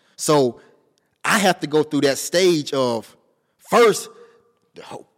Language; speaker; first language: English; native; English